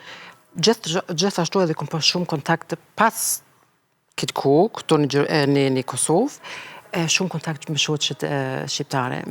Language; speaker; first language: Albanian; non-native, fluent; German